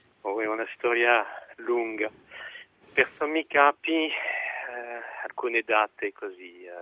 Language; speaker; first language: Italian; non-native, fluent; French